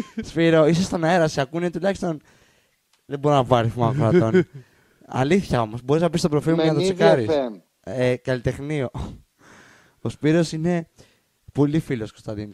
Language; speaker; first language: Greek; native; Greek